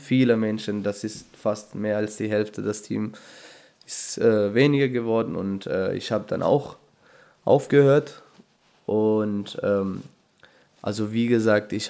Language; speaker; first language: German; non-native, fluent; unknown